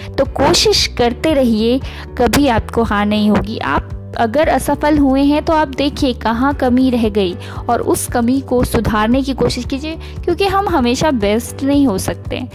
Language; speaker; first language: Hindi; native; Hindi